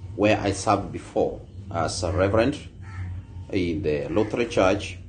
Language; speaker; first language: English; non-native, local second language; Luo (Kenya and Tanzania)